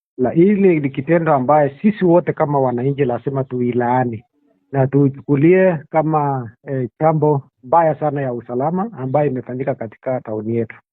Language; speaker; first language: Swahili; non-native, local second language; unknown